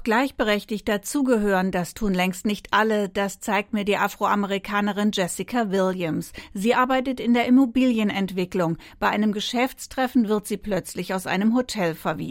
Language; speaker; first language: German; native; German